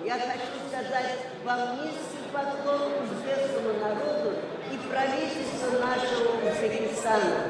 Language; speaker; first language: Russian; native; Russian